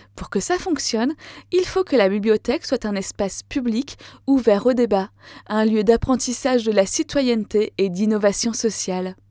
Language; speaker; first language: French; native; French